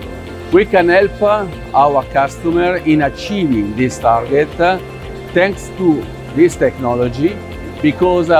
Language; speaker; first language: English; non-native, fluent; Italian